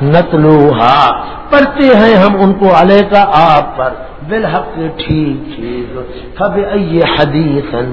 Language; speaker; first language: Urdu; non-native, local second language; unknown